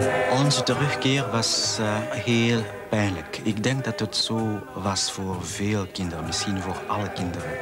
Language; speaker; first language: Dutch; non-native, fluent; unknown